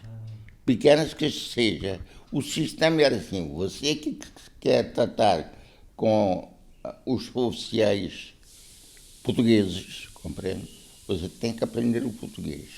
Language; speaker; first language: Portuguese; non-native, local second language; Konkani